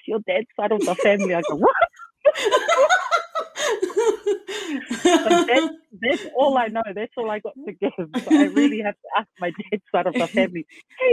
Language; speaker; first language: English; native; English